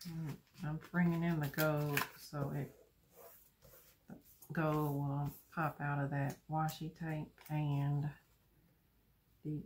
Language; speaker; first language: English; native; English